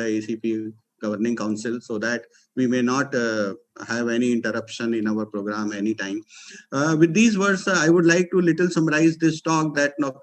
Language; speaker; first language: English; non-native, local second language; Hindi